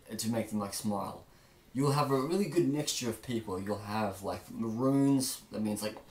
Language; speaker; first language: English; native; English